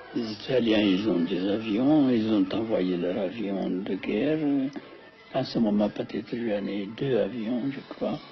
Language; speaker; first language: French; non-native, fluent; Amharic